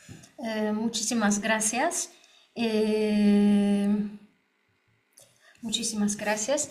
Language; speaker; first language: Spanish; non-native, learner; Polish